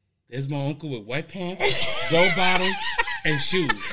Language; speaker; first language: English; early bilingual, other home language; Spanish